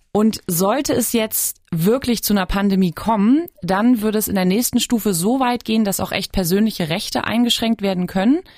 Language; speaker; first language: German; native; German